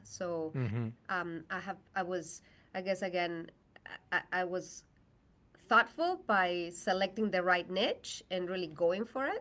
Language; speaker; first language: English; non-native, fluent; Spanish